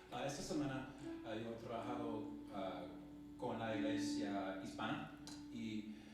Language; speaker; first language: Spanish; non-native, learner; English